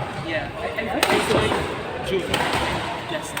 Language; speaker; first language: English; non-native, local second language; Filipino